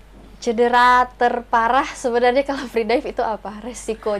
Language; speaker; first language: Indonesian; native; Indonesian